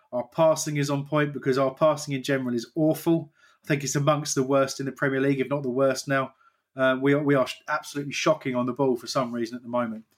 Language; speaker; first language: English; native; English